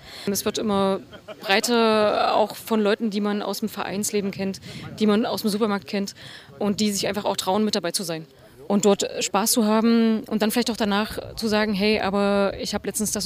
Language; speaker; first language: German; native; German